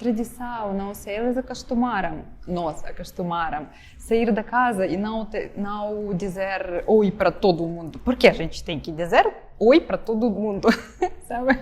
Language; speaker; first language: Portuguese; non-native, fluent; Ukrainian